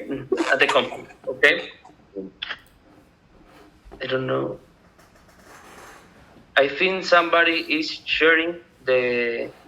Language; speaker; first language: English; non-native, learner; Spanish